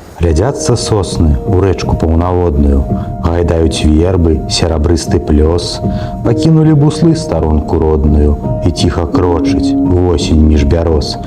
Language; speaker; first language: Belarusian; native; Belarusian